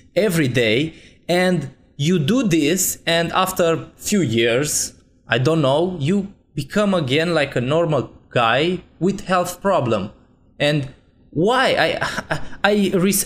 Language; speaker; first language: English; non-native, fluent; Romanian